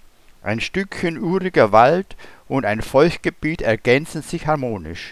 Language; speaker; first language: German; native; German